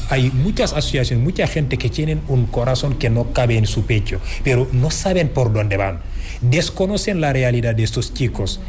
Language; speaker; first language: Spanish; non-native, fluent; Wolof